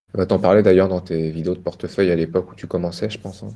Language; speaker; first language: French; native; French